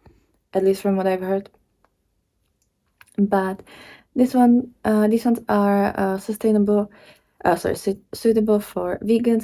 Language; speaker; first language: English; non-native, fluent; Czech